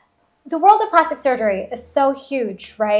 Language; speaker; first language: English; early bilingual, other home language; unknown